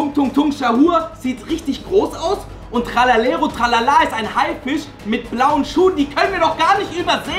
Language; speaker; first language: German; native; German